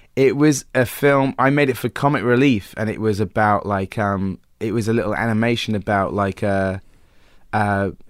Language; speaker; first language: English; native; English